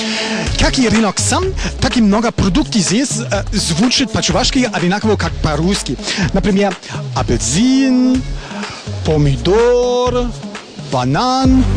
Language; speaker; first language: Russian; non-native, learner; German